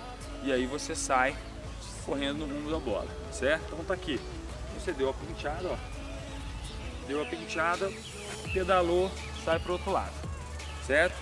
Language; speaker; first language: Portuguese; native; Portuguese